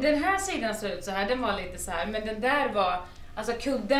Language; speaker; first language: Swedish; native; Swedish